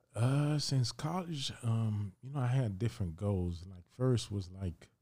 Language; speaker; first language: English; early bilingual, other home language; Haitian Creole